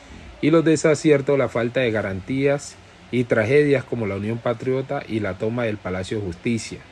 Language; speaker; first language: Spanish; native; Spanish